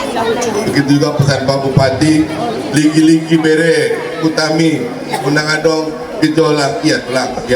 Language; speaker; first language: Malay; non-native, local second language; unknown